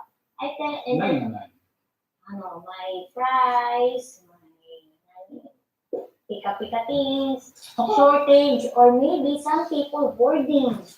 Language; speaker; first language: English; non-native, local second language; Filipino